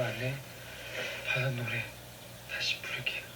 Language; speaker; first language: Korean; non-native, fluent; Chinese